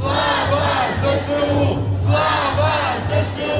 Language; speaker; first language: Ukrainian; native; Ukrainian